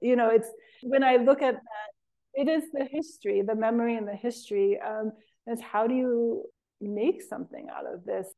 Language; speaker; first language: English; native; English